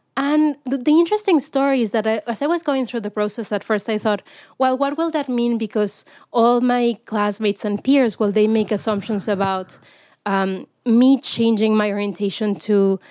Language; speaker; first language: English; non-native, fluent; Spanish